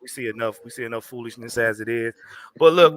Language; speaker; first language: English; native; English